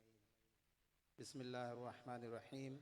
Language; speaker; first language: Malayalam; non-native, learner; Urdu